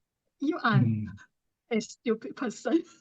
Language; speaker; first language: English; non-native, learner; Thai